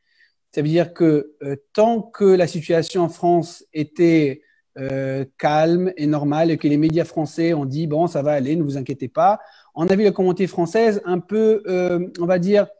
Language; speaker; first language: French; early bilingual, heritage; French